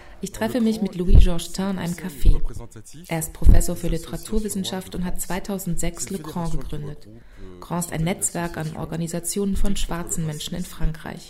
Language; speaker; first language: German; non-native, fluent; French